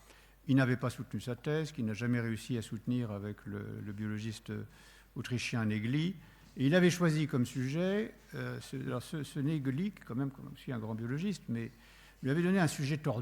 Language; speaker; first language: French; native; French